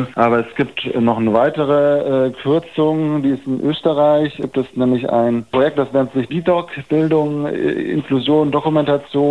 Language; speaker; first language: German; native; German